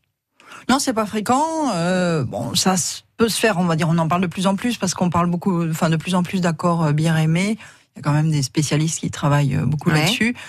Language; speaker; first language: French; native; French